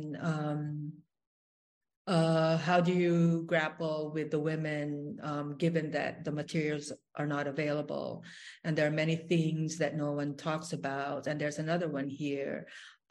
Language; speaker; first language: English; non-native, local second language; Waray